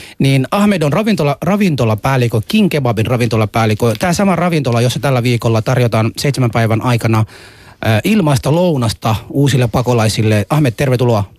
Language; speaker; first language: Finnish; non-native, fluent; Arabic